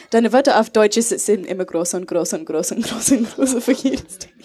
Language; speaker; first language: German; non-native, learner; English